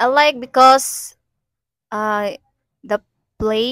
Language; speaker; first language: English; non-native, learner; Cebuano